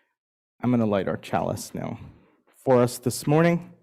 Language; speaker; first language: English; native; English